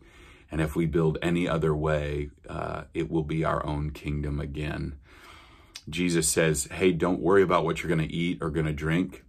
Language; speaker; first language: English; native; English